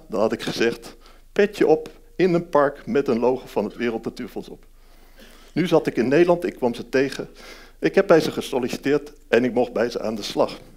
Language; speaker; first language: Dutch; early bilingual, heritage; Dutch